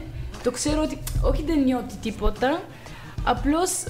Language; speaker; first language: Greek; non-native, fluent; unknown